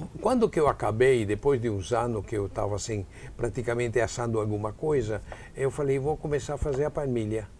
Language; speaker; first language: Portuguese; non-native, fluent; Italian